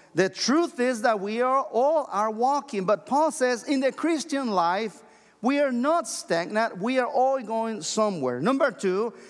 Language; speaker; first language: English; non-native, fluent; Spanish